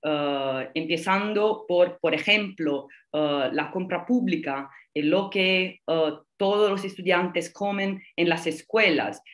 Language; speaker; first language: Spanish; non-native, fluent; Italian